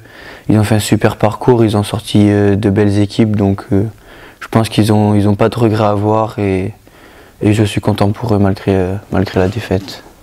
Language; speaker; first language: French; native; French